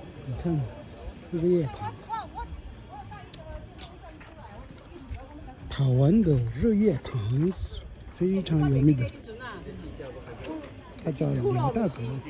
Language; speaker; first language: Chinese; non-native, fluent; Tibetan